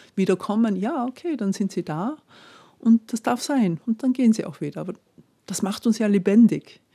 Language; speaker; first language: German; native; German